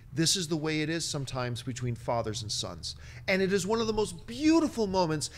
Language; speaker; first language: English; native; English